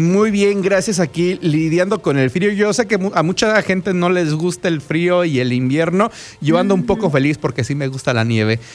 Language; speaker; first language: Spanish; native; Spanish